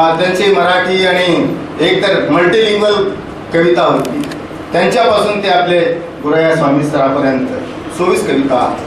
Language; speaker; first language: Marathi; non-native, local second language; Urdu